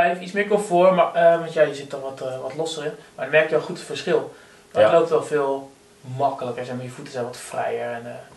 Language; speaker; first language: Dutch; native; Dutch